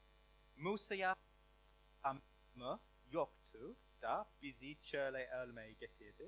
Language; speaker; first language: Turkish; non-native, learner; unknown